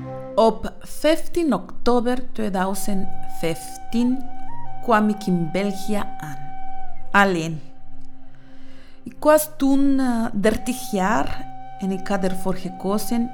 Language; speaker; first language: Dutch; non-native, fluent; Spanish